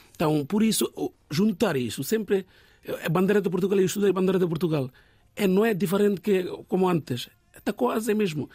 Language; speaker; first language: Portuguese; non-native, learner; Bangla